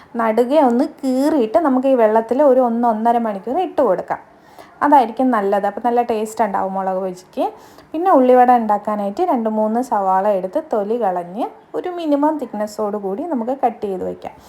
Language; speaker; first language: Malayalam; native; Malayalam